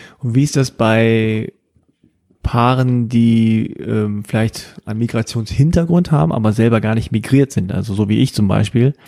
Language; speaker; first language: German; early bilingual, heritage; German